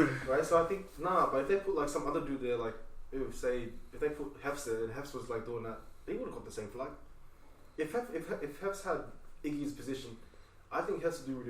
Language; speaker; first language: English; native; English